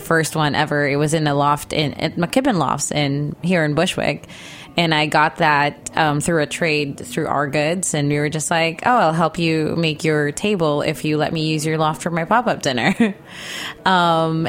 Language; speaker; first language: English; non-native, local second language; Filipino